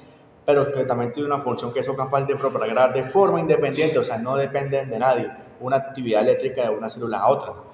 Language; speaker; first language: Spanish; native; Spanish